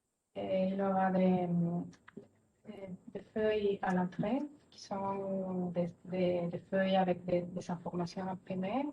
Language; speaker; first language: French; non-native, fluent; Spanish